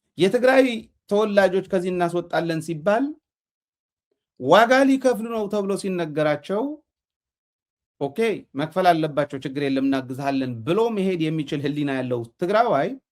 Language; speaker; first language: Amharic; non-native, local second language; Tigrinya